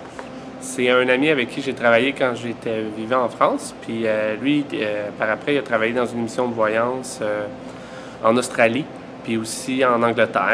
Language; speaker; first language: French; native; French